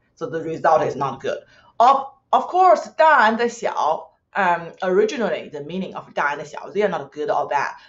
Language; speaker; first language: English; non-native, fluent; Chinese